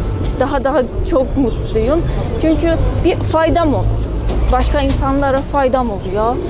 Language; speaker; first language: Turkish; non-native, learner; Persian